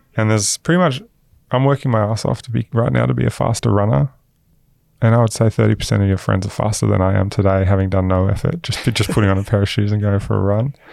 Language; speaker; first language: English; native; English